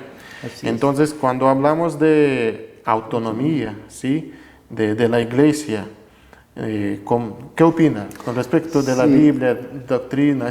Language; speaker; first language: Spanish; non-native, fluent; Russian